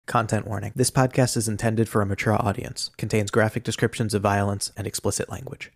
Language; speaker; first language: English; native; English